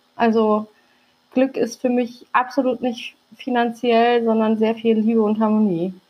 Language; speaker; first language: German; early bilingual, other home language; Turkish